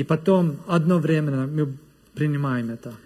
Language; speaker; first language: Russian; non-native, learner; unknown